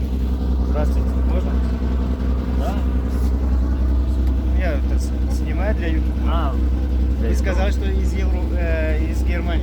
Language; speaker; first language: Russian; non-native, local second language; Uzbek